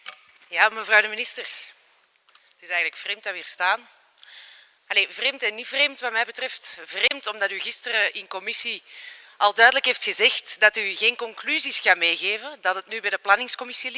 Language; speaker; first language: Dutch; native; Dutch